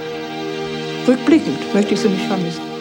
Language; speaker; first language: German; native; German